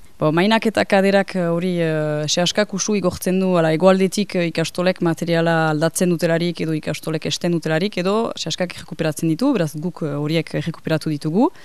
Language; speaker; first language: Basque; native; Basque